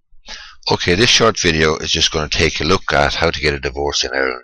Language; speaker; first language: English; native; English